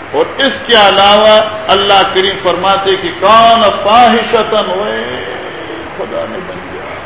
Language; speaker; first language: Urdu; non-native, local second language; Northern Hindko